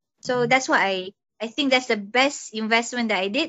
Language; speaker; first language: English; non-native, local second language; Malay